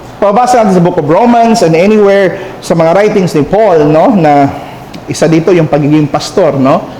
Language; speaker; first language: Filipino; non-native, local second language; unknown